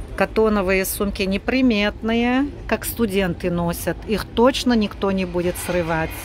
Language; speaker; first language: Russian; native; Russian